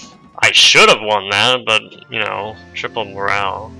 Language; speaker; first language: English; native; English